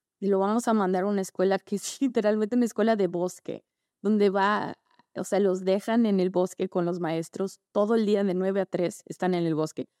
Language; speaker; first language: Spanish; early bilingual, heritage; Spanish